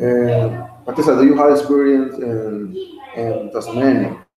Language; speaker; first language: English; non-native, learner; Spanish